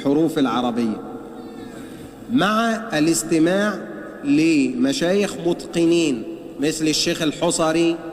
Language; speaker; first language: Arabic; native; Arabic